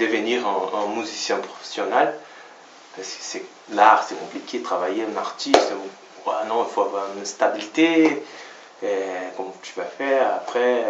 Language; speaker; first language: French; non-native, fluent; Portuguese